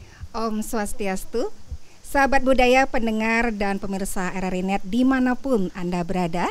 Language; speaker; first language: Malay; non-native, local second language; Balinese